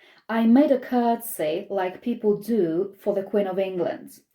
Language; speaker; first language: English; non-native, fluent; Polish